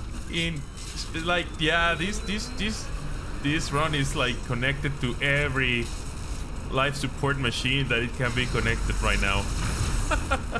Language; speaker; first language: English; non-native, fluent; Spanish